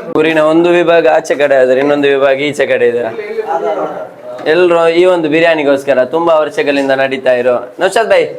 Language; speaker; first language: Kannada; non-native, local second language; Badaga